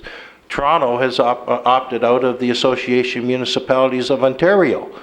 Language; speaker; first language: English; native; English